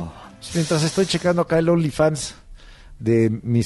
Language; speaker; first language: Spanish; native; Spanish